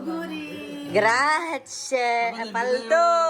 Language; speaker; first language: Italian; non-native, learner; Filipino